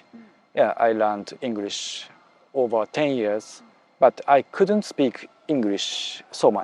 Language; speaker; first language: English; non-native, fluent; Japanese